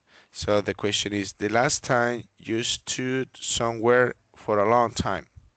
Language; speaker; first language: English; non-native, fluent; Spanish